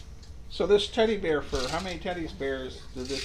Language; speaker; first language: English; native; English